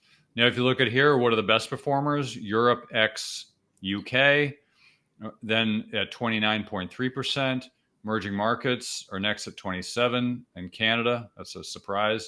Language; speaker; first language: English; native; English